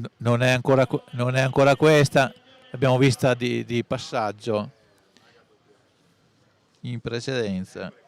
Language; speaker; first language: Italian; native; Italian